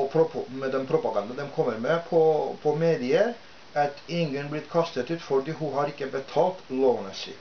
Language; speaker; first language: Norwegian; non-native, fluent; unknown